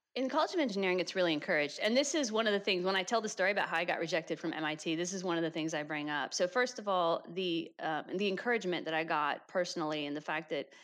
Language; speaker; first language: English; native; English